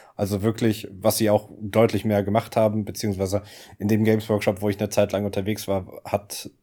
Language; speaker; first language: German; non-native, fluent; English